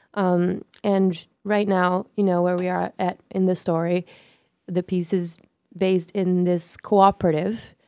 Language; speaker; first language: English; non-native, fluent; Portuguese